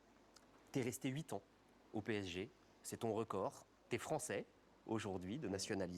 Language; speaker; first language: French; native; French